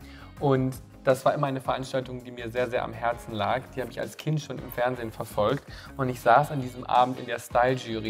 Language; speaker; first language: German; native; German